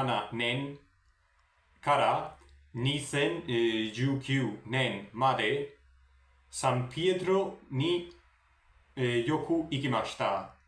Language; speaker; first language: Japanese; non-native, learner; Spanish